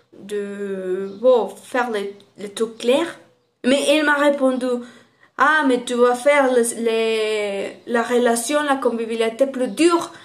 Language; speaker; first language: French; non-native, learner; Spanish